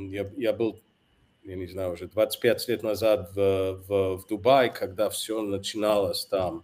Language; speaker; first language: Russian; non-native, fluent; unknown